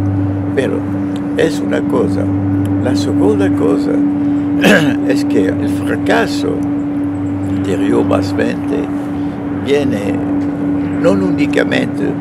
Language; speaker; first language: Spanish; non-native, fluent; French